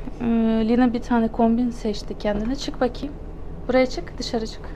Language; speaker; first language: Turkish; non-native, fluent; Russian